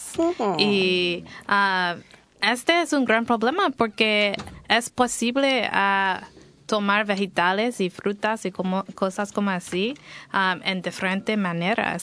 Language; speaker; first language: Spanish; non-native, fluent; English